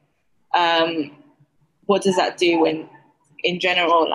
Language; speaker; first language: English; non-native, fluent; Greek